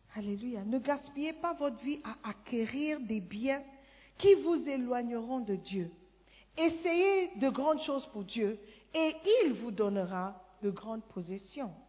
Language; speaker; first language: French; non-native, fluent; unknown